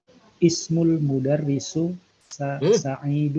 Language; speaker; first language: Arabic; non-native, learner; Indonesian